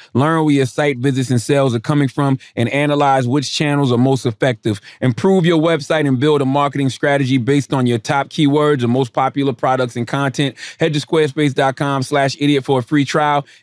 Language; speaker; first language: English; native; English